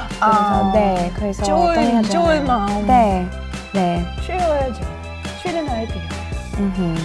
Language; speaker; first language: Korean; non-native, learner; English